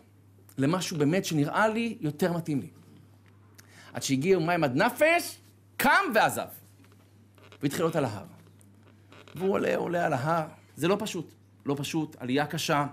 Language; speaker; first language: Hebrew; native; Hebrew